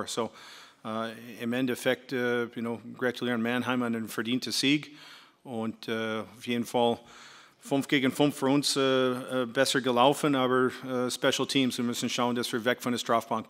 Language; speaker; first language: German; non-native, fluent; English